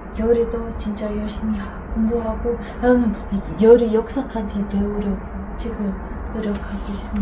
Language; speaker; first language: Korean; non-native, fluent; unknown